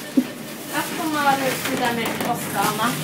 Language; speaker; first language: Finnish; non-native, learner; Swedish